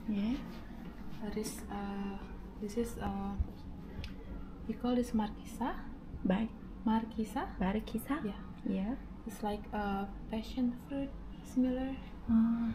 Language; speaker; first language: English; non-native, learner; Indonesian